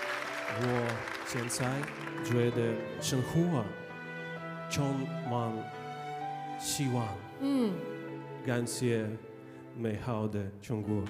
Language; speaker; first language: Chinese; non-native, fluent; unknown